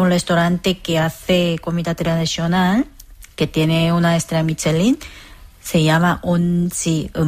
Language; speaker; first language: Spanish; non-native, fluent; Korean